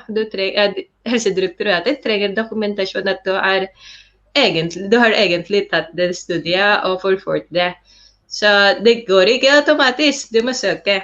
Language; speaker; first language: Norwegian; non-native, fluent; Filipino